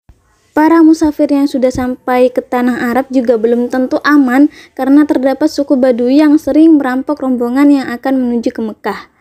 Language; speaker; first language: Indonesian; native; Indonesian